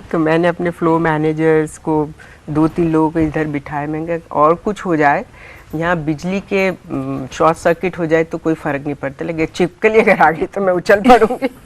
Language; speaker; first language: Hindi; native; Hindi